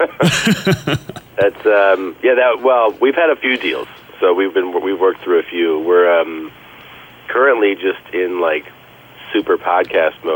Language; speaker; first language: English; early bilingual, other home language; Spanish